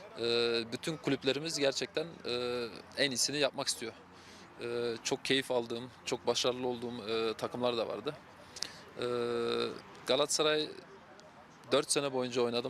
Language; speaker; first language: Turkish; early bilingual, heritage; Turkish